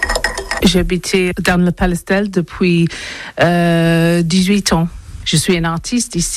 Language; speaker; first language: French; non-native, learner; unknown